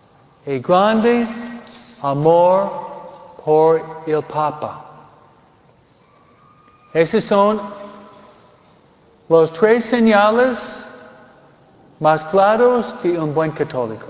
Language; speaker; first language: Spanish; non-native, fluent; French